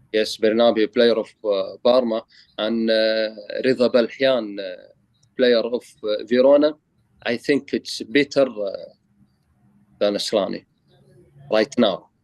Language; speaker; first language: English; non-native, learner; Arabic